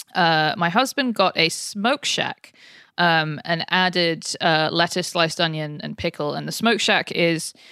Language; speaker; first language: English; native; English